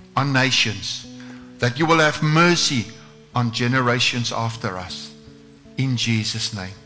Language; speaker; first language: English; non-native, local second language; Afrikaans